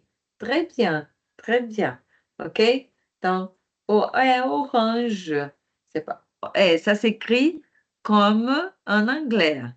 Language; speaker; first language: French; non-native, fluent; Portuguese